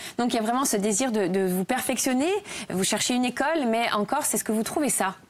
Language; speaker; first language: French; native; French